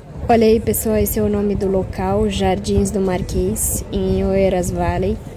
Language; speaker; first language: Portuguese; non-native, fluent; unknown